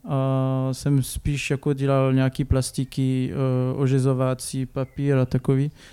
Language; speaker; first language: Czech; non-native, learner; French